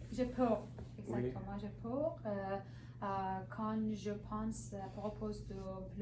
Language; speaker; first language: French; non-native, learner; Persian